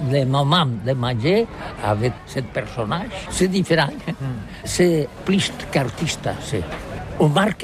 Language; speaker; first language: French; non-native, learner; Catalan